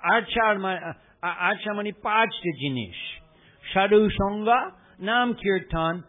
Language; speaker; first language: Bangla; non-native, fluent; English